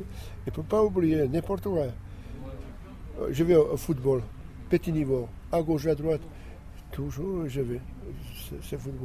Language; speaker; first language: French; non-native, learner; Slovak